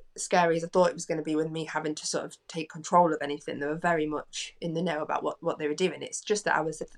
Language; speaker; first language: English; native; English